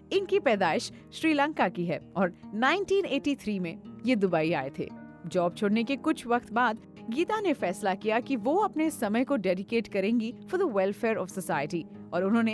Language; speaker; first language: Hindi; native; Hindi